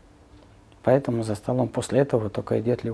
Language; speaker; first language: Russian; non-native, local second language; Georgian